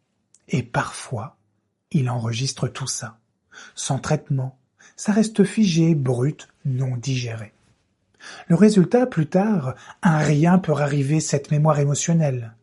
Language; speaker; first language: French; native; French